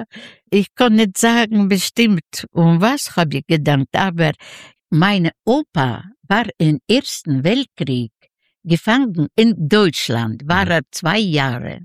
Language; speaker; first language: German; non-native, learner; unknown